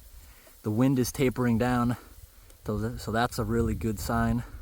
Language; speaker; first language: English; native; English